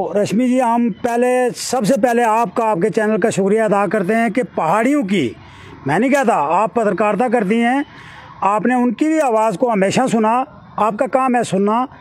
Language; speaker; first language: Hindi; native; Hindi